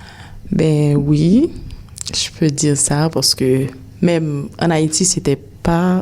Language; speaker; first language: French; non-native, local second language; Haitian Creole